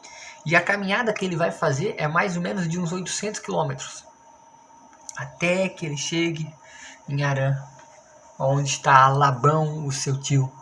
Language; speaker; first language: Portuguese; native; Portuguese